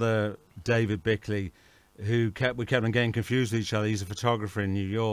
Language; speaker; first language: English; native; English